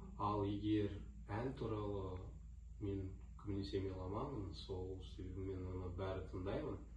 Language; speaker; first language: Kazakh; non-native, local second language; Russian